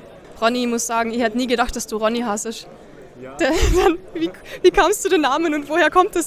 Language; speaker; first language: German; native; German